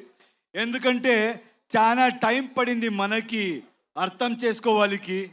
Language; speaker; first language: Telugu; non-native, learner; Kannada